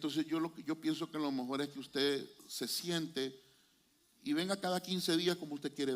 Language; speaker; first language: Spanish; native; Spanish